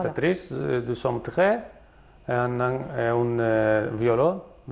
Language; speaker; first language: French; non-native, learner; Greek